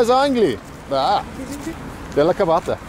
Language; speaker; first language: Russian; non-native, learner; English